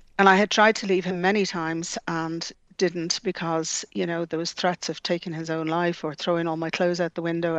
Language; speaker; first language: English; native; English